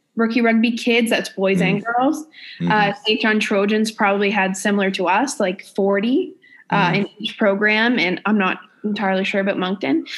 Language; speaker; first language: English; native; English